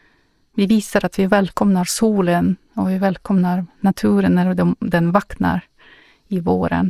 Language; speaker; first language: Swedish; non-native, learner; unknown